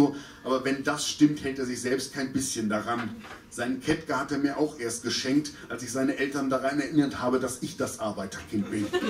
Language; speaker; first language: German; native; German